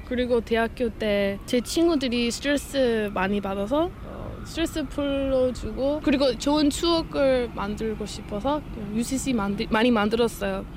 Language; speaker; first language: Korean; non-native, learner; English